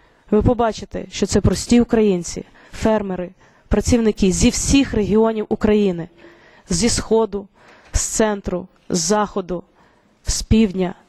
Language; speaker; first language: Ukrainian; native; Ukrainian